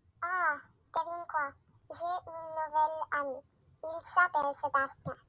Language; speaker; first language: French; non-native, learner; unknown